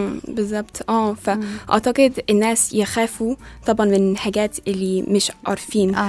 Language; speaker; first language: Arabic; non-native, learner; English